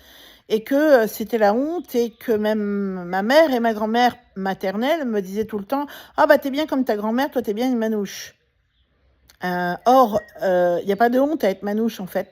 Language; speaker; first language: French; native; French